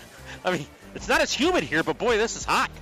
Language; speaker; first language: English; native; English